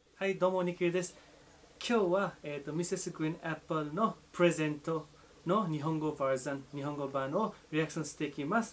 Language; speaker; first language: Japanese; non-native, fluent; Nepali